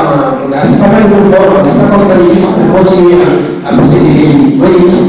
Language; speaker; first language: French; native; French